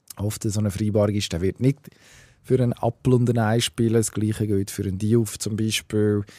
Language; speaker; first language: German; native; German